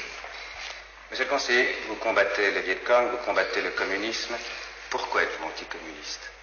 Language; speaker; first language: French; native; French